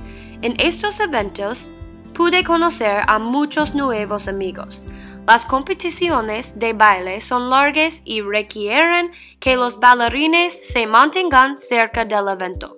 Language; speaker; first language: Spanish; non-native, learner; English